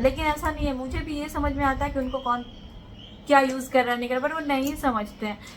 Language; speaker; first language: Hindi; native; Hindi